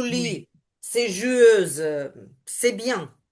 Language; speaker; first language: French; non-native, learner; Ukrainian